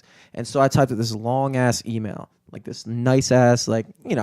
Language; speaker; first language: English; native; English